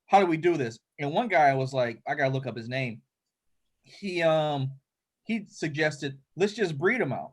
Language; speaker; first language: English; native; English